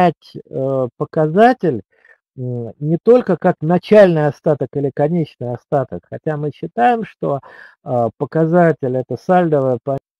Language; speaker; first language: Russian; native; Russian